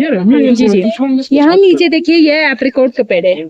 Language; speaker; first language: Hindi; non-native, local second language; Balti